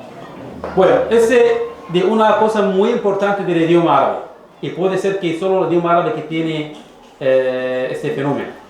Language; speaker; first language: Spanish; non-native, fluent; Arabic